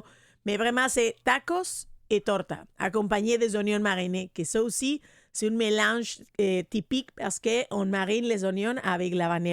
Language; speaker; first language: French; non-native, fluent; Spanish